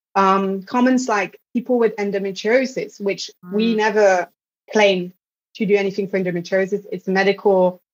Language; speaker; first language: English; non-native, fluent; French